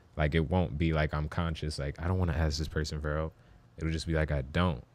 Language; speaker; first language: English; native; English